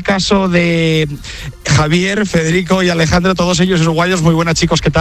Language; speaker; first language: Spanish; native; Spanish